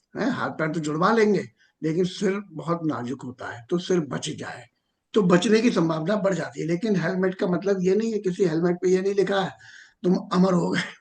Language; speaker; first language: Hindi; native; Hindi